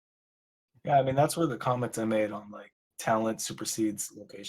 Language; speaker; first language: English; native; English